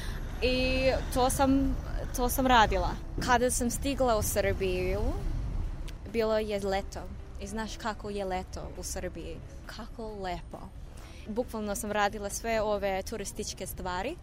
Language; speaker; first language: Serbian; non-native, learner; English